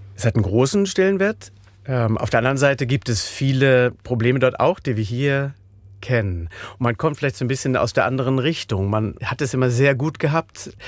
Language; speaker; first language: German; native; German